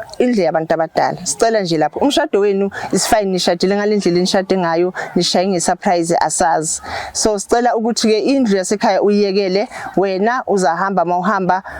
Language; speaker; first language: Zulu; native; Zulu